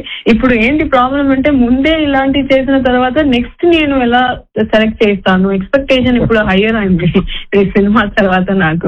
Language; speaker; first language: Telugu; non-native, fluent; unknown